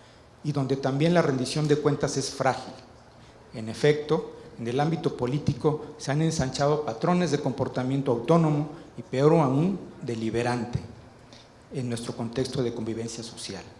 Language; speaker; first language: Spanish; native; Spanish